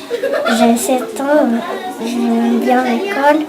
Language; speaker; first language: French; early bilingual, other home language; Albanian